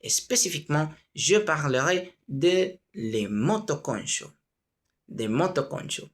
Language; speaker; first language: French; non-native, learner; Spanish